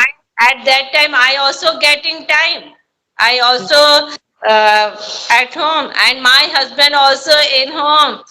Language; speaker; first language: English; non-native, learner; Hindi